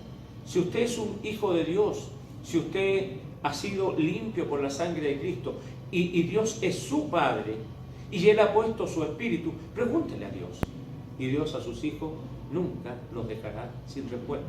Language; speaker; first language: Spanish; native; Spanish